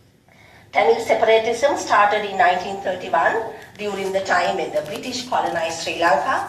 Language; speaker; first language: English; non-native, local second language; Sinhala